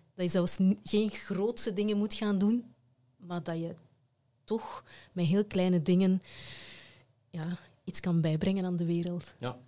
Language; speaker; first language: Dutch; native; Dutch